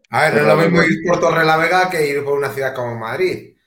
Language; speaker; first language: Spanish; native; Spanish